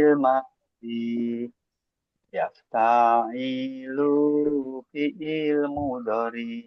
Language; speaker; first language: Arabic; non-native, learner; Indonesian